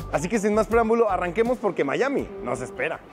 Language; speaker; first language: Spanish; native; Spanish